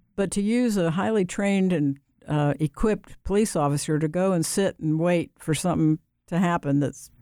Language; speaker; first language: English; native; English